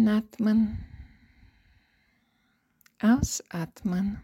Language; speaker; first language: German; non-native, fluent; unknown